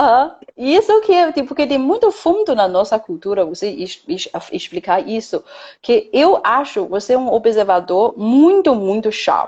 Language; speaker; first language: Portuguese; non-native, fluent; Chinese